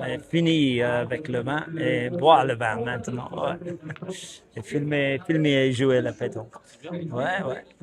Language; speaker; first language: French; non-native, learner; English